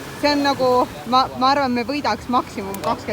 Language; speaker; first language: Estonian; native; Estonian